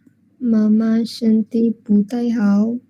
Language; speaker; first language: Chinese; non-native, learner; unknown